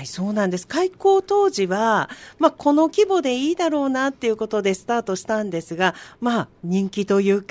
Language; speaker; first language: Japanese; native; Japanese